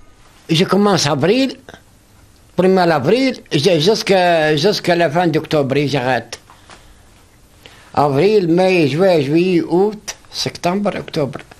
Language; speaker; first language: French; non-native, learner; Arabic